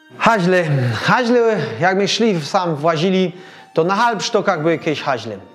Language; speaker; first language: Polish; native; Polish